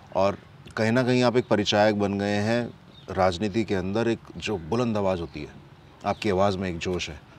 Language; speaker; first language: Hindi; native; Hindi